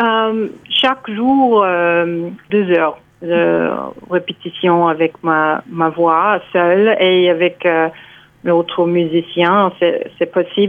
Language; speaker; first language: French; non-native, fluent; English